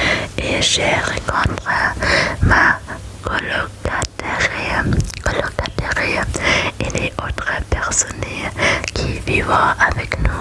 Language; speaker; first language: French; non-native, learner; German